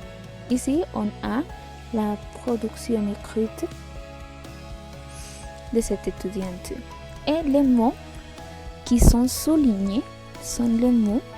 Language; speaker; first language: French; non-native, learner; Spanish